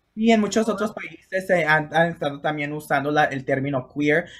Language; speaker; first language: Spanish; early bilingual, heritage; Spanish